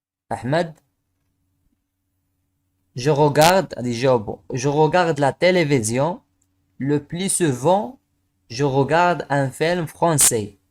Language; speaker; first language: French; non-native, local second language; Arabic